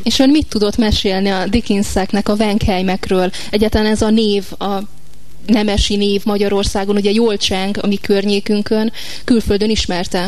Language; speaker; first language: Hungarian; native; Hungarian